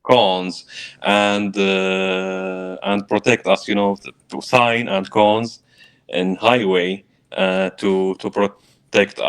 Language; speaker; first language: English; non-native, learner; Arabic